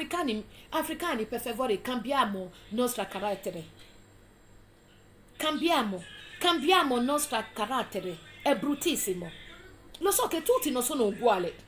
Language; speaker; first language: Italian; non-native, fluent; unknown